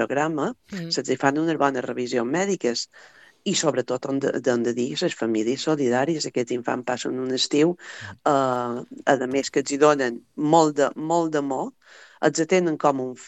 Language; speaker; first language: Catalan; native; Catalan